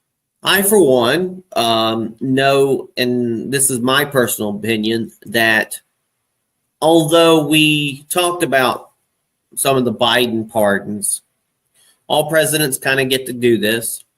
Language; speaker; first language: English; native; English